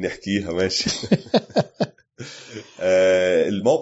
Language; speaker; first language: Arabic; native; Arabic